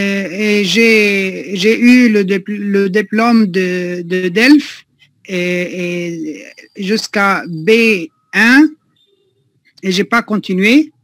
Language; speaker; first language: French; non-native, learner; Arabic